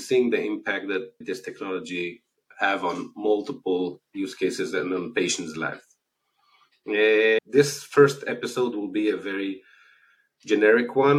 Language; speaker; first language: English; non-native, fluent; Hebrew